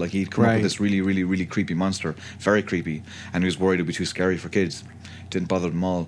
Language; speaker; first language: English; native; English